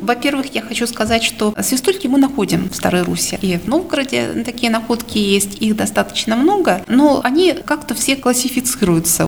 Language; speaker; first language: Russian; native; Russian